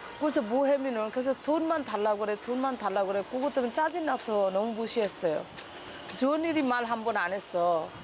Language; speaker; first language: Korean; non-native, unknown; Bangla